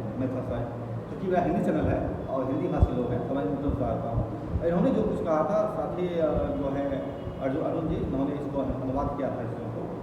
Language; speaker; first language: Hindi; native; Hindi